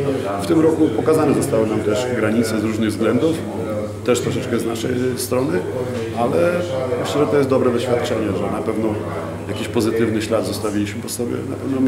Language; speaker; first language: Polish; native; Polish